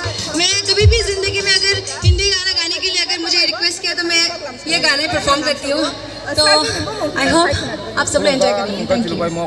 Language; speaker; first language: Hindi; non-native, local second language; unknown